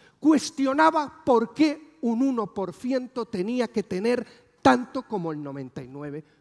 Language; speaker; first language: Spanish; native; Spanish